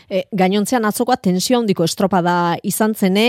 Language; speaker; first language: Basque; native; Basque